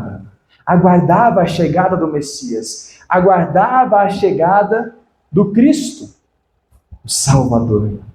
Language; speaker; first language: Portuguese; native; Portuguese